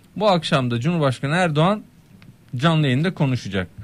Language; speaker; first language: Turkish; native; Turkish